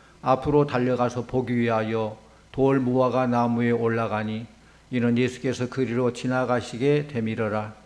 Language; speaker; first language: Korean; native; Korean